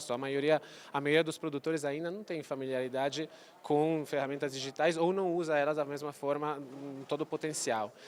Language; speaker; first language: Portuguese; non-native, fluent; Italian